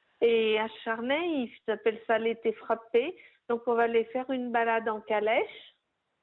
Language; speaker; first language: French; native; French